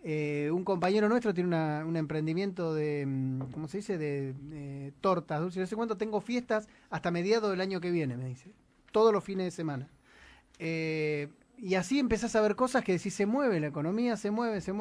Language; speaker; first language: Spanish; native; Spanish